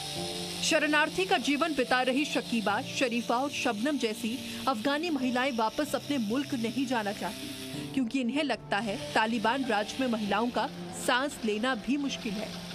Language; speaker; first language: Hindi; native; Hindi